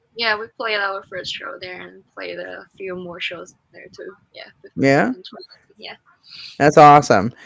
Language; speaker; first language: English; non-native, fluent; Chinese